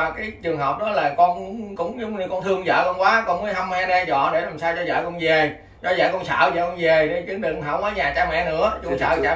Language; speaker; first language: Vietnamese; native; Vietnamese